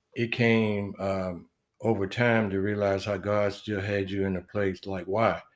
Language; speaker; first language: English; native; English